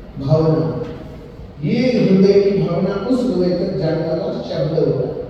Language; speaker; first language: Hindi; non-native, local second language; Marathi